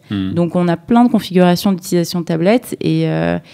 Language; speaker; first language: French; native; French